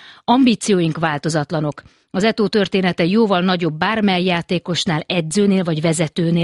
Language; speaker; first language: Hungarian; native; Hungarian